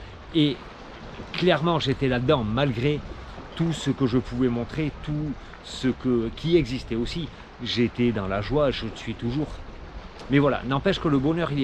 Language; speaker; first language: French; native; French